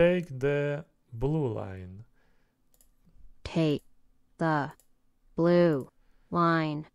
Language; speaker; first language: English; non-native, learner; Russian